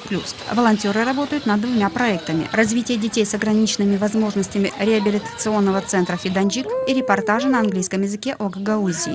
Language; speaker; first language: Russian; native; Russian